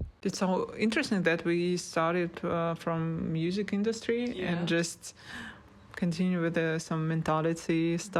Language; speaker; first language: English; non-native, learner; Russian